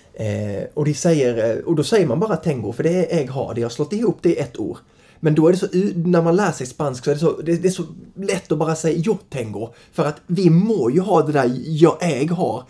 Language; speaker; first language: Swedish; native; Swedish